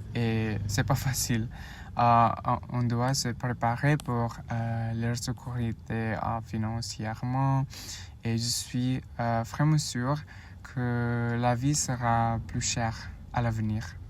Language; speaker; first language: French; non-native, learner; Indonesian